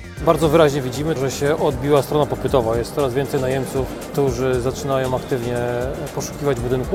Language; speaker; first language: Polish; native; Polish